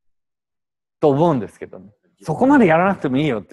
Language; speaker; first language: Japanese; native; Japanese